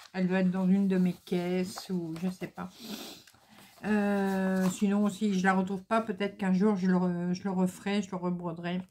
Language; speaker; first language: French; native; French